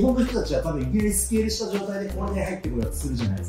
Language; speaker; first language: Japanese; native; Japanese